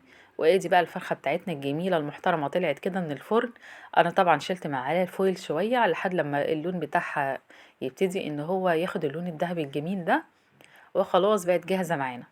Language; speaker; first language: Arabic; native; Arabic